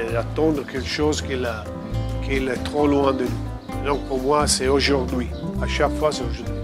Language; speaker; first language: French; non-native, fluent; Italian